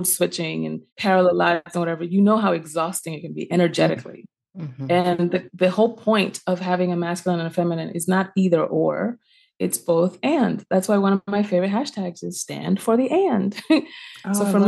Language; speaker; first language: English; early bilingual, other home language; Spanish